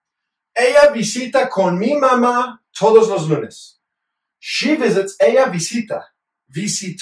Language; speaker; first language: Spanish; non-native, fluent; English